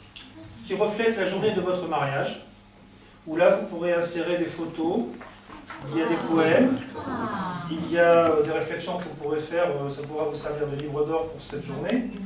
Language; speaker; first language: French; native; French